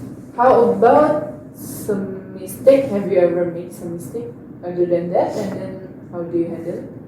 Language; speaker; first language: English; non-native, learner; Indonesian